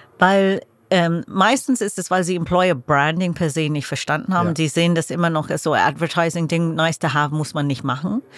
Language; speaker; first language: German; non-native, fluent; English